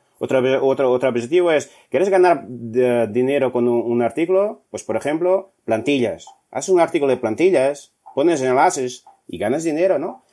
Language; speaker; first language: Spanish; non-native, fluent; Portuguese